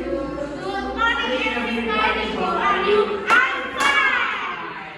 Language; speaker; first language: English; non-native, learner; Indonesian